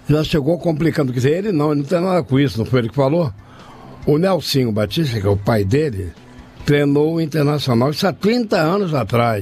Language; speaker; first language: Portuguese; native; Portuguese